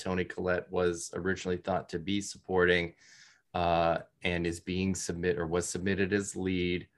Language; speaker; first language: English; native; English